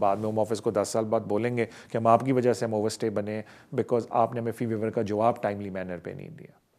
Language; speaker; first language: Urdu; native; Urdu